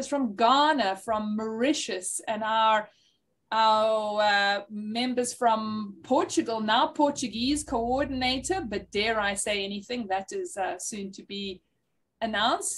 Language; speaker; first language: English; native; English